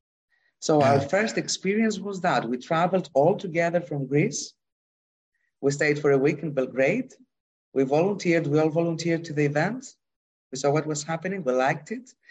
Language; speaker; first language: English; non-native, fluent; Greek